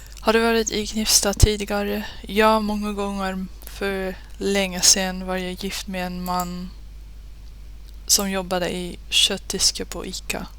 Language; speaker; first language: Swedish; non-native, learner; Dutch